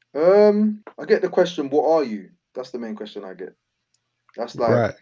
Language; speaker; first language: English; native; English